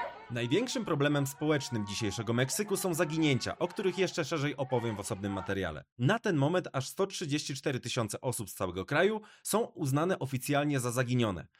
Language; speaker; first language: Polish; native; Polish